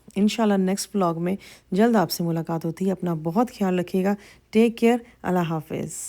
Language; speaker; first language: Urdu; native; Urdu